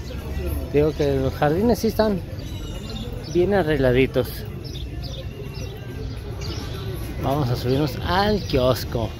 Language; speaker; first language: Spanish; native; Spanish